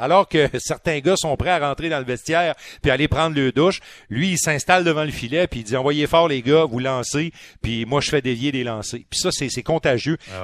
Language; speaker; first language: French; native; French